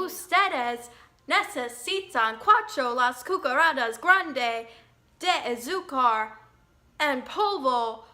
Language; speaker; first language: Spanish; non-native, learner; English